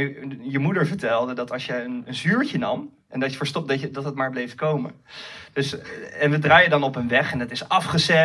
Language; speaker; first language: Dutch; native; Dutch